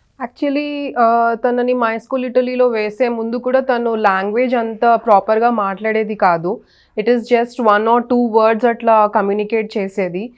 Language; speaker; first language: Telugu; native; Telugu